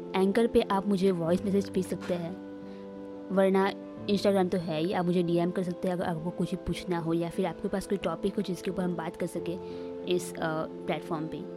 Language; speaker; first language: Hindi; non-native, local second language; Marathi